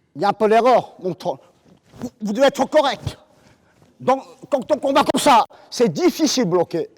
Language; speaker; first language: French; non-native, fluent; Korean